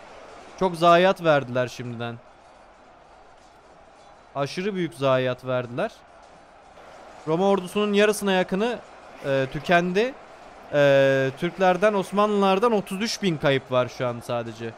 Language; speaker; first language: Turkish; native; Turkish